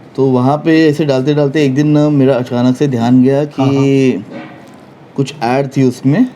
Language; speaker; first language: Hindi; non-native, local second language; Marathi